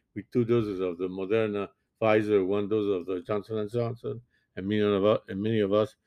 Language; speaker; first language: English; non-native, fluent; French